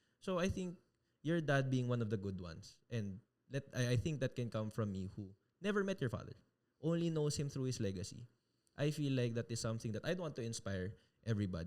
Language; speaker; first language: English; non-native, local second language; Filipino